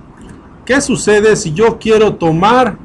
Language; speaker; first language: Spanish; native; Spanish